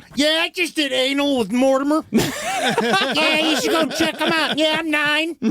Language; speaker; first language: English; native; English